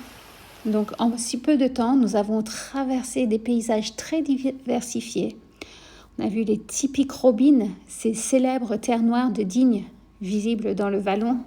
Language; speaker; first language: French; native; French